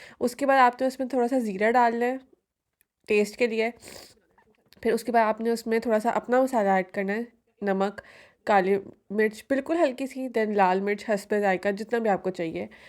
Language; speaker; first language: Urdu; native; Urdu